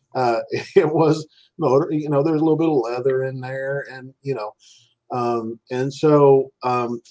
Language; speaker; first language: English; native; English